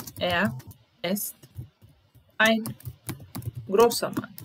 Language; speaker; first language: German; non-native, fluent; Serbian